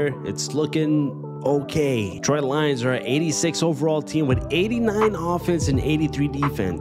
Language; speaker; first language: English; native; English